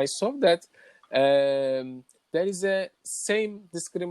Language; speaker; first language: English; non-native, learner; Turkish